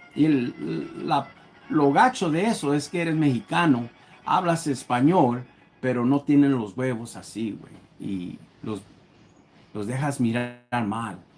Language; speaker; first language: Spanish; early bilingual, other home language; English